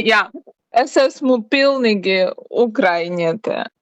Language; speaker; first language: Latvian; non-native, learner; Ukrainian